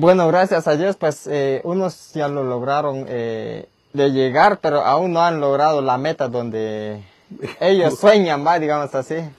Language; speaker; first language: Spanish; non-native, local second language; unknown